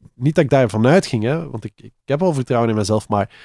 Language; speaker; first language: Dutch; native; Dutch